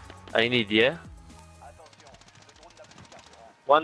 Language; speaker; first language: English; non-native, fluent; Hebrew